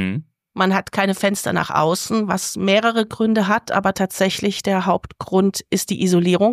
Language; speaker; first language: German; native; German